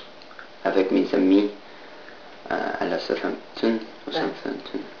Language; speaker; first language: French; non-native, learner; English